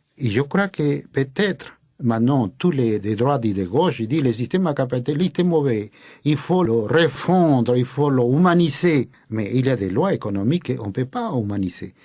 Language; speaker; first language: French; non-native, fluent; Spanish